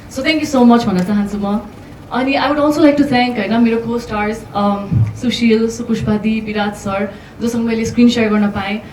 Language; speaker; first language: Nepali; early bilingual, heritage; Nepali